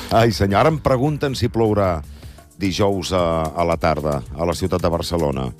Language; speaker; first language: Catalan; native; Catalan